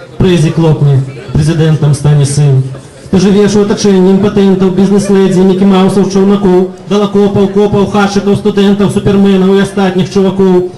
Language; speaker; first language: Belarusian; native; Belarusian